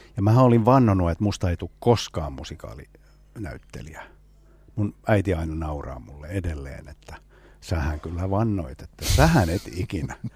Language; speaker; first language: Finnish; non-native, local second language; Swedish